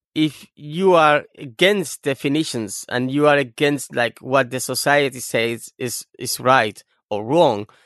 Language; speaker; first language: English; non-native, fluent; Spanish